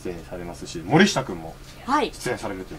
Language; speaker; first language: Japanese; native; Japanese